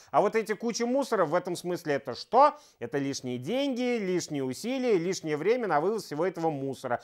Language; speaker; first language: Russian; native; Russian